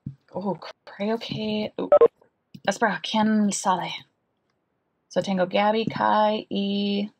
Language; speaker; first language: Spanish; non-native, fluent; English